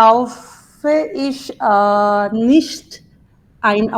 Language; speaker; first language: German; non-native, learner; Urdu